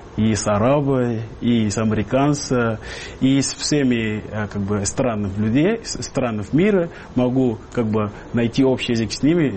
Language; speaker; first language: Russian; non-native, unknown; Arabic